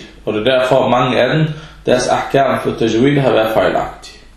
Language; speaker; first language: Danish; early bilingual, other home language; Arabic